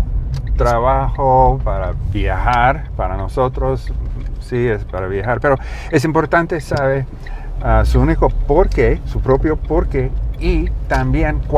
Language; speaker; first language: Spanish; non-native, learner; English